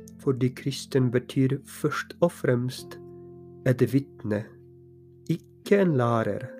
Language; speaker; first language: Norwegian; non-native, fluent; Polish